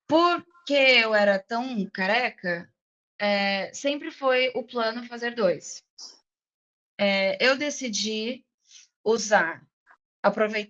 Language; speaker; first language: Portuguese; non-native, fluent; English